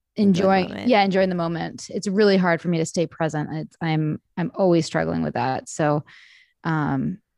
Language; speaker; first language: English; native; English